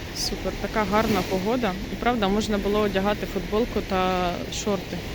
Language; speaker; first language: Ukrainian; non-native, local second language; Russian